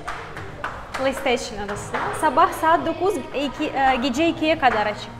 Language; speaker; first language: Turkish; non-native, learner; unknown